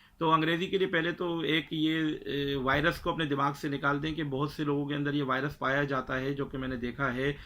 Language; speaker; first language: Urdu; native; Urdu